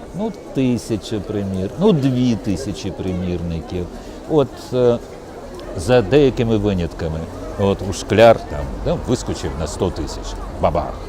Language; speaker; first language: Ukrainian; non-native, local second language; Russian